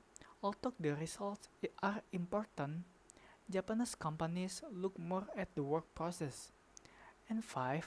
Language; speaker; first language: English; non-native, learner; Indonesian